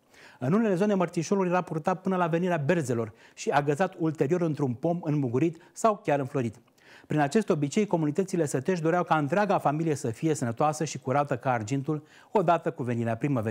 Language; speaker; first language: Romanian; native; Romanian